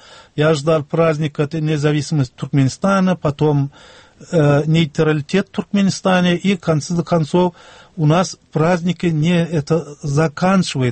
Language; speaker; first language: Russian; non-native, local second language; Turkmen